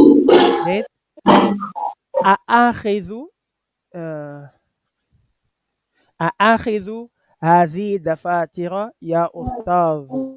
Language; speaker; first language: Arabic; non-native, fluent; French